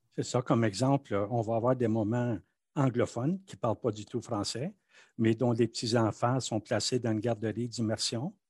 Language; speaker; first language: French; native; French